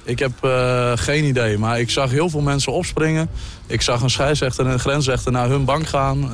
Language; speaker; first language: Dutch; native; Dutch